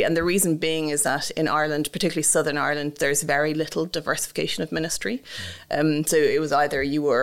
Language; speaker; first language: English; native; English